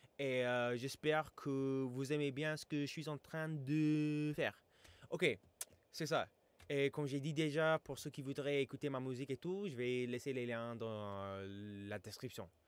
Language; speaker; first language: French; non-native, fluent; English